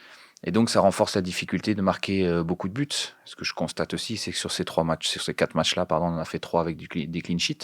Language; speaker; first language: French; native; French